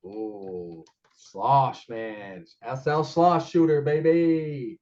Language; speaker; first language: English; native; English